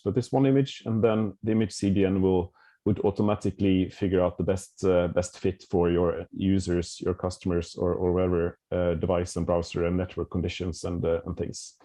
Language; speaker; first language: English; non-native, fluent; Norwegian